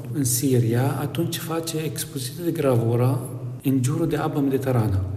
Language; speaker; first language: Romanian; non-native, fluent; Arabic